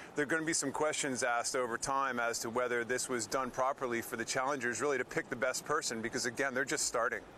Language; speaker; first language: English; native; English